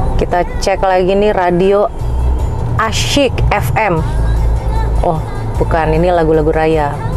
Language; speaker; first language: Indonesian; native; Indonesian